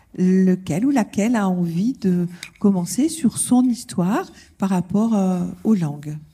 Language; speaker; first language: French; native; French